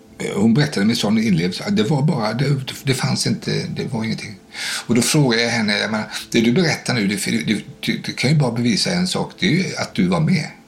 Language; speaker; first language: Swedish; native; Swedish